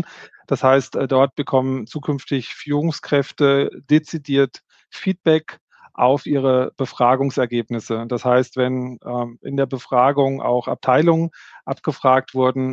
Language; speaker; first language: German; native; German